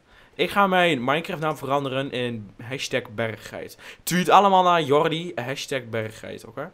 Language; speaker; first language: Dutch; native; Dutch